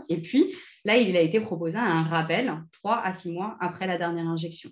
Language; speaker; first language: French; native; French